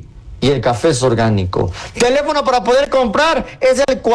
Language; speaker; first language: Spanish; native; Spanish